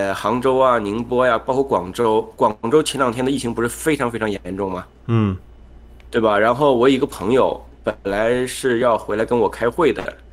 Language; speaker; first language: Chinese; native; Chinese